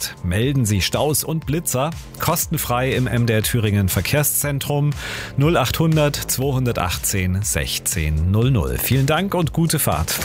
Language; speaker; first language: German; native; German